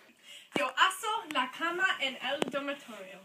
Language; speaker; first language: Spanish; non-native, learner; English